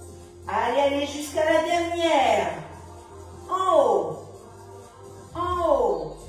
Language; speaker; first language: French; native; French